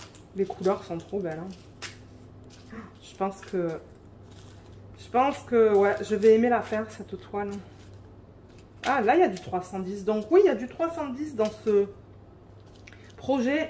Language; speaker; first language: French; native; French